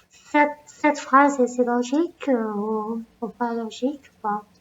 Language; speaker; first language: French; non-native, learner; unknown